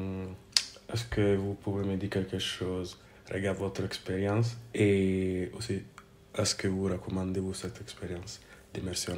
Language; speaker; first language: French; non-native, fluent; English